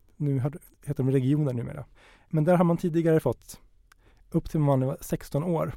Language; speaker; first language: Swedish; native; Swedish